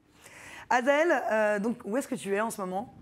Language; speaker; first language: French; native; French